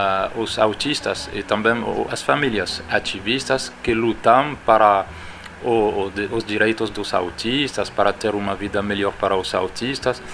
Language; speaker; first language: Portuguese; non-native, fluent; French